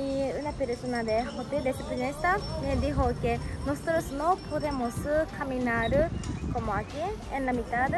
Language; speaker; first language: Spanish; non-native, learner; Japanese